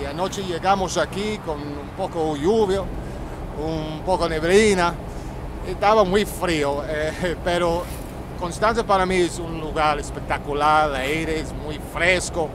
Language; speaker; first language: Spanish; non-native, learner; English